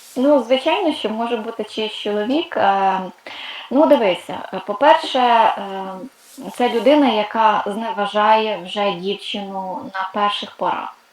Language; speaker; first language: Ukrainian; non-native, local second language; Russian